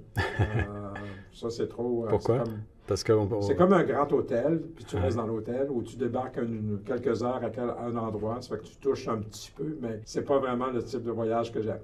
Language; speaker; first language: French; native; French